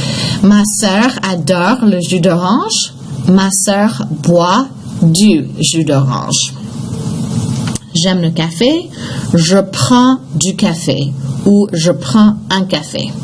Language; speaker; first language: French; non-native, fluent; English